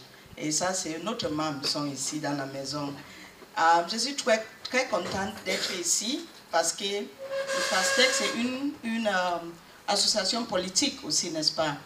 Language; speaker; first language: French; non-native, learner; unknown